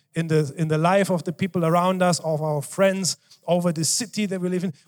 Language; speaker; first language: English; non-native, fluent; German